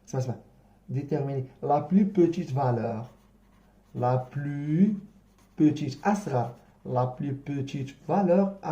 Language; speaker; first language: French; non-native, local second language; Arabic